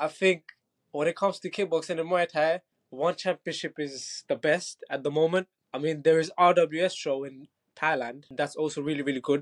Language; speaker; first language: English; non-native, local second language; Bangla